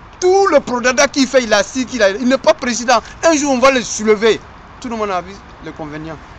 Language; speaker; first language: French; non-native, local second language; Dyula